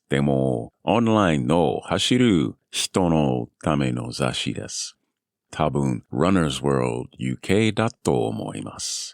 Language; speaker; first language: Japanese; non-native, learner; English